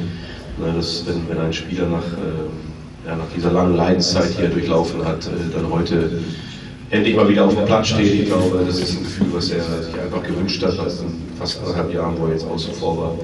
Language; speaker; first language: German; native; German